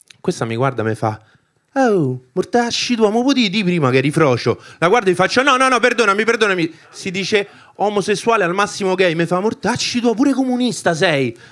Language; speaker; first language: Italian; early bilingual, other home language; Albanian